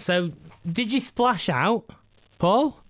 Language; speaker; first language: English; native; English